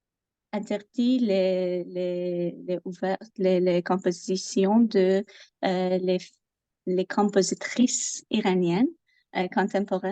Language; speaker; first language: French; non-native, learner; Persian